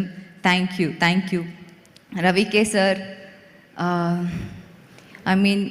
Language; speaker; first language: Telugu; non-native, local second language; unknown